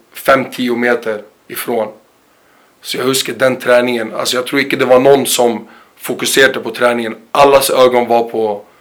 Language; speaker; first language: Swedish; early bilingual, other home language; Arabic